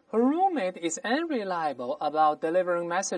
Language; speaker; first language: English; non-native, fluent; Chinese